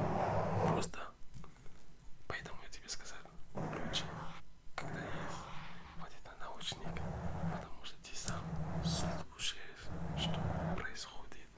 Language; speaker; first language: Russian; non-native, learner; French